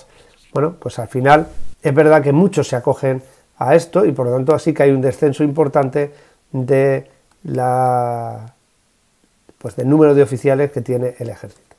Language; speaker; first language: Spanish; native; Spanish